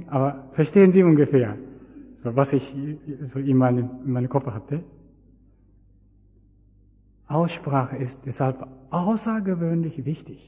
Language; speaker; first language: German; non-native, fluent; Japanese